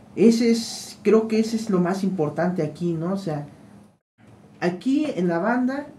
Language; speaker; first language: Spanish; native; Spanish